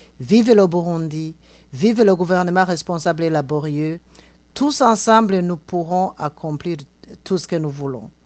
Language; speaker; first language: French; non-native, local second language; Rundi